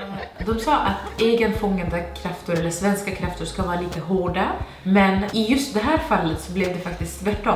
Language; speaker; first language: Swedish; non-native, fluent; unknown